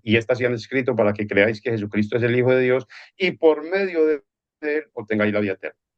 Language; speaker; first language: Spanish; native; Spanish